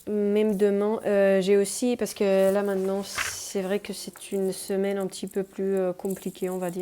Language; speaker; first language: French; non-native, fluent; Spanish